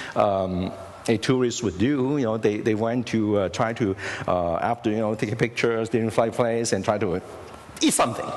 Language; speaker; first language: English; non-native, local second language; Cantonese